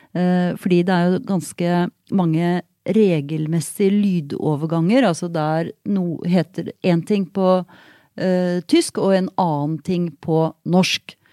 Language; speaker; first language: Norwegian; native; Norwegian